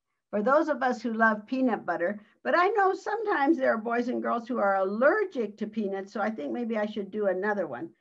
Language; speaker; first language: English; early bilingual, other home language; Spanish